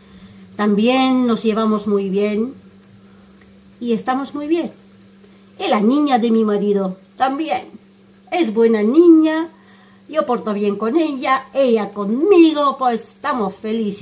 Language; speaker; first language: Spanish; non-native, fluent; Armenian